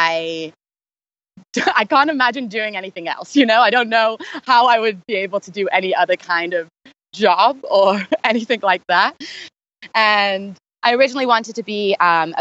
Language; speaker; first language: English; native; English